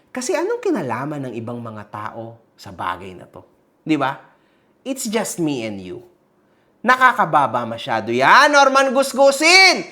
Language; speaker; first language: Filipino; early bilingual, heritage; Filipino